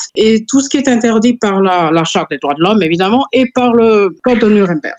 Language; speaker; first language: French; non-native, fluent; Serbian